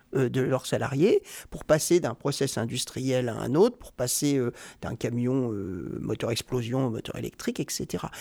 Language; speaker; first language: French; native; French